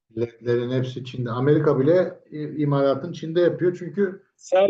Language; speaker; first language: Turkish; native; Turkish